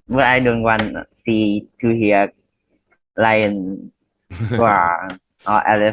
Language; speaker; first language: English; non-native, learner; Vietnamese